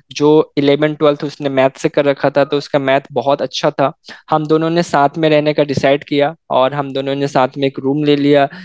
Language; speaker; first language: Hindi; native; Hindi